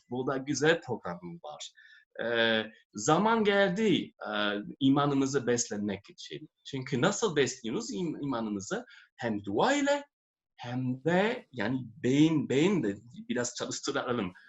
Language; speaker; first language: Turkish; non-native, fluent; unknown